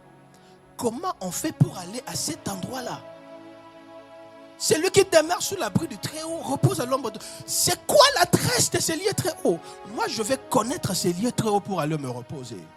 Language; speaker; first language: French; non-native, local second language; Lingala